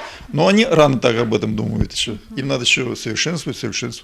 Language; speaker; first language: Russian; native; Russian